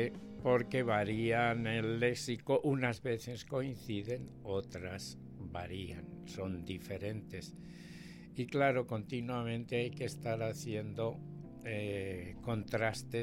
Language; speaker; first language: Spanish; native; Spanish